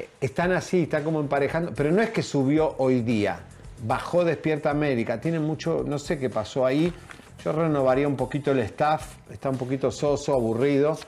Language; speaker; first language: Spanish; native; Spanish